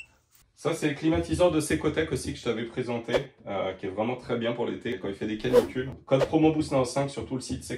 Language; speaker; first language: French; native; French